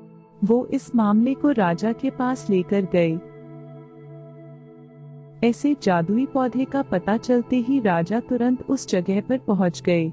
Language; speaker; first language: Hindi; native; Hindi